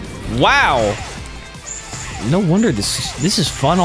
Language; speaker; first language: English; native; English